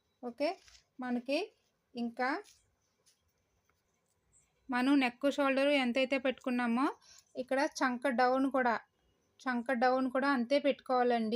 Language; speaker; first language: Telugu; native; Telugu